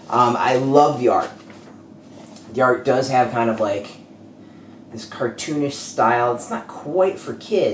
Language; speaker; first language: English; native; English